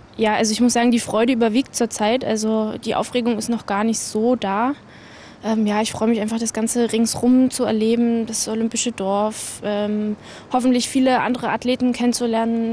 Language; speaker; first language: German; native; German